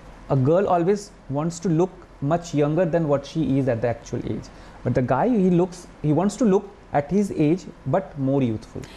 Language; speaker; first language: English; non-native, local second language; Bangla